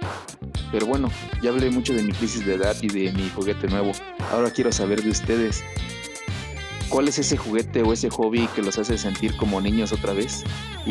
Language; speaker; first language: Spanish; native; Spanish